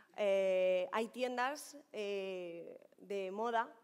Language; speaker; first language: Spanish; native; Spanish